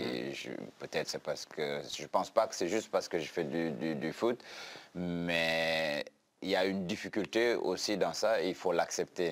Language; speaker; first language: French; non-native, local second language; Wolof